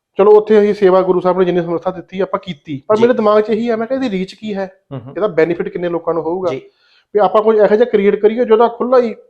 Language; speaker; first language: Punjabi; native; Punjabi